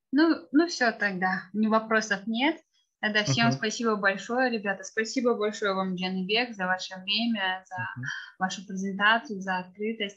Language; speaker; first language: Russian; native; Russian